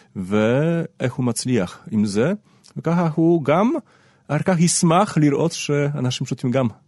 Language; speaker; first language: Hebrew; non-native, fluent; Polish